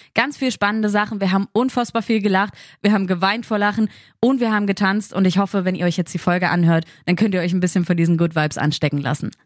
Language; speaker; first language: German; native; German